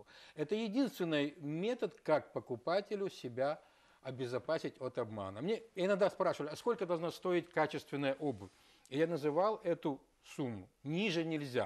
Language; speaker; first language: Russian; native; Russian